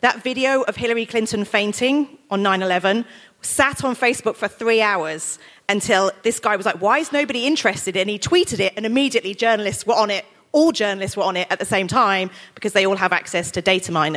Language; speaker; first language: English; native; English